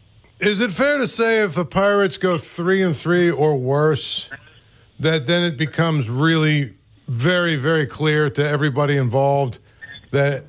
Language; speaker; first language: English; native; English